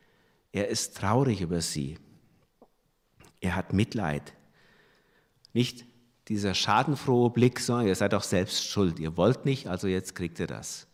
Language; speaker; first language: German; native; German